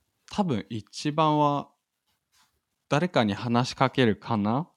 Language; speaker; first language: Japanese; non-native, fluent; German